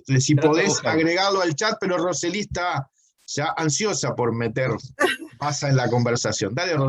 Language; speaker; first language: Spanish; native; Spanish